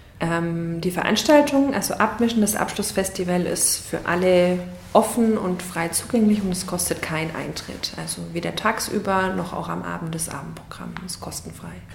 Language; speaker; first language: German; native; German